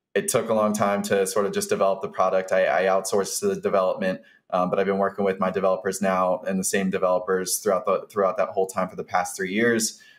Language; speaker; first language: English; native; English